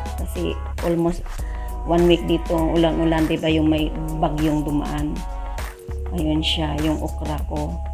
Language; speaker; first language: Filipino; non-native, local second language; Hiligaynon